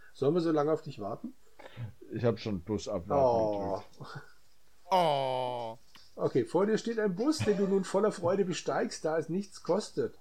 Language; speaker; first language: German; native; German